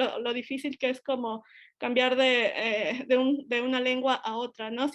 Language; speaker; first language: Spanish; native; Spanish